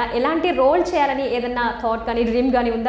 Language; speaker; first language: Telugu; native; Telugu